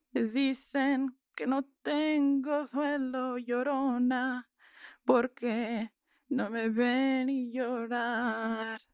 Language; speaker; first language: Spanish; early bilingual, heritage; Spanish